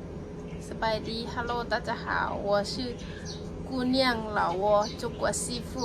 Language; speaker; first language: Chinese; non-native, fluent; Lao